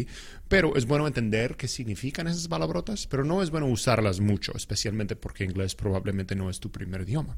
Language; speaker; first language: Spanish; non-native, fluent; English